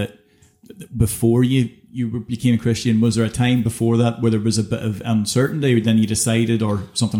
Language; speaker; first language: English; native; English